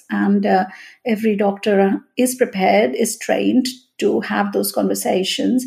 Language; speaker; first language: English; non-native, local second language; Hindi